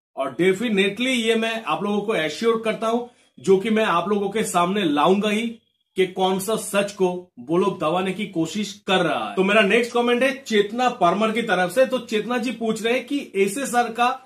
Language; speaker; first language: Hindi; non-native, local second language; Bangla